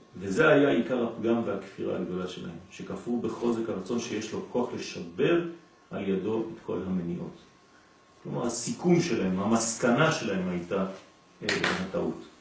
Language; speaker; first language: Hebrew; non-native, fluent; French